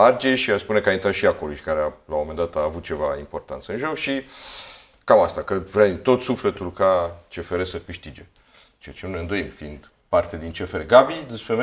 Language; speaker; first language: Romanian; native; Romanian